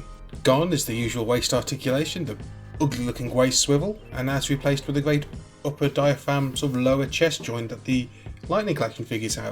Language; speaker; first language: English; native; English